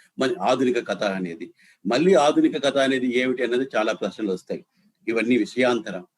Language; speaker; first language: Telugu; native; Telugu